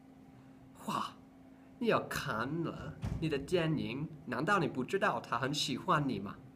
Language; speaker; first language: Chinese; non-native, learner; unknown